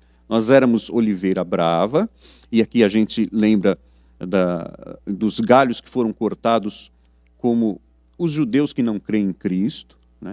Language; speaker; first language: Portuguese; native; Portuguese